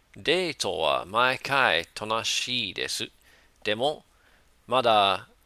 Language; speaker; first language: Japanese; non-native, learner; English